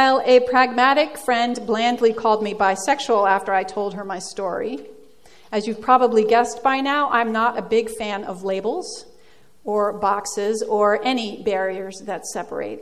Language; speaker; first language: English; early bilingual, other home language; Dutch